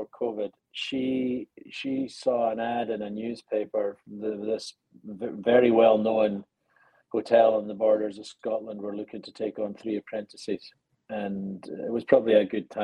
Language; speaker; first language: English; native; English